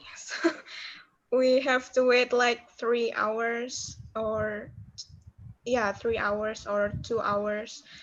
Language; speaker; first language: English; non-native, learner; Indonesian